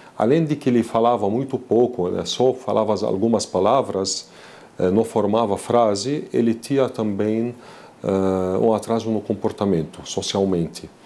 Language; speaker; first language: Portuguese; non-native, fluent; Arabic